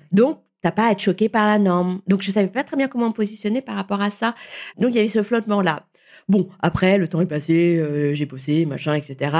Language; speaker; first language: French; early bilingual, other home language; Vietnamese